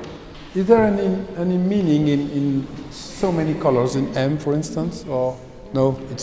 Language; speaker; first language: English; non-native, fluent; French